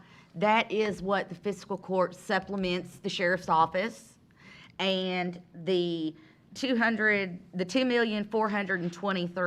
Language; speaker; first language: English; native; English